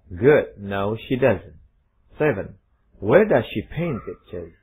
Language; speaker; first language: English; non-native, fluent; Indonesian